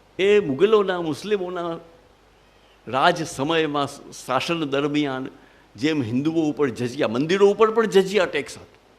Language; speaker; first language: Gujarati; non-native, local second language; Hindi